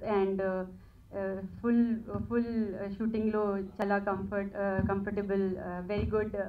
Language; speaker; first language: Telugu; non-native, learner; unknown